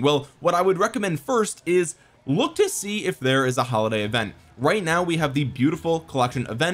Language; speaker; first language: English; native; English